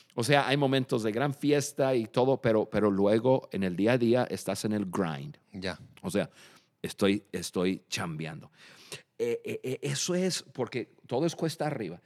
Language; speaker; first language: Spanish; non-native, fluent; English